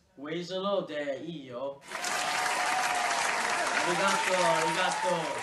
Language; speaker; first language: Japanese; non-native, learner; English